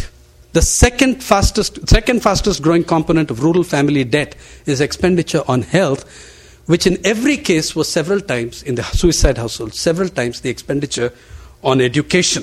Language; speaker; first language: English; non-native, local second language; Telugu